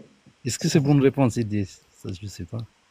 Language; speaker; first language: French; non-native, learner; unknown